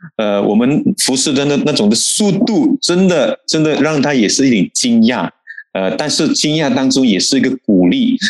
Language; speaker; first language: Chinese; native; Chinese